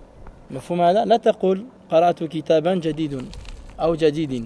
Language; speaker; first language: Arabic; non-native, fluent; French